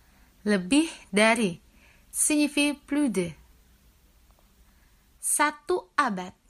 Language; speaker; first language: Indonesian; non-native, fluent; French